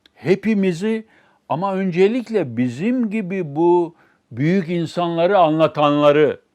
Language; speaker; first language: Turkish; native; Turkish